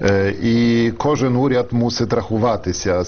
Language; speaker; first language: Ukrainian; non-native, fluent; Polish